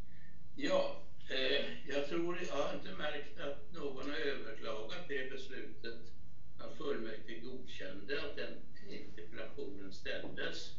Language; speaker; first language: Swedish; native; Swedish